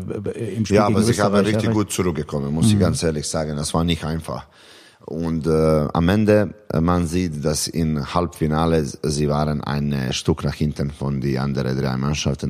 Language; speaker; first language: German; non-native, learner; Serbian